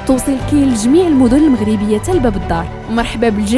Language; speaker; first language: Arabic; native; Arabic